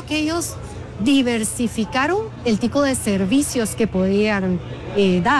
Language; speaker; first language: Spanish; native; Spanish